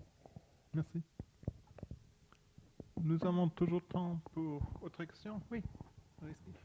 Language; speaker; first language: French; non-native, fluent; Spanish